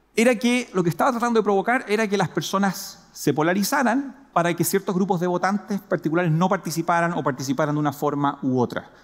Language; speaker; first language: Spanish; native; Spanish